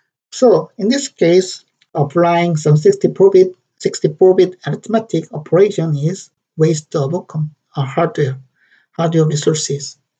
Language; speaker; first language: English; non-native, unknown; Korean